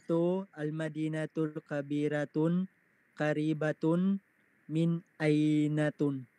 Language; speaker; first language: Arabic; non-native, learner; Filipino